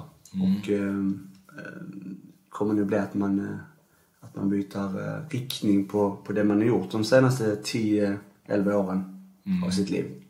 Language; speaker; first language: Swedish; native; Swedish